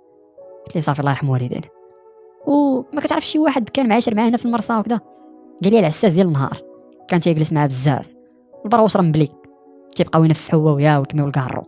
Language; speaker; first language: Arabic; native; Arabic